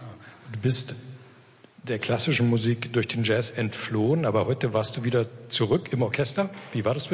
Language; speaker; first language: German; native; German